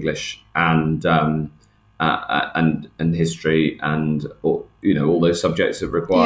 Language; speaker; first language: English; native; English